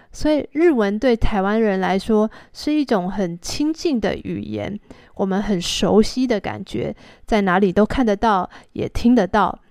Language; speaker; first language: Chinese; native; Chinese